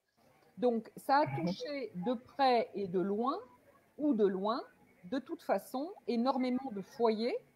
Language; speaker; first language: French; native; French